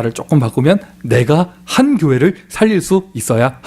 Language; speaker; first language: Korean; native; Korean